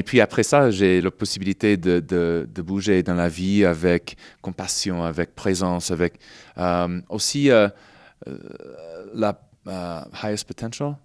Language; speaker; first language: French; non-native, fluent; English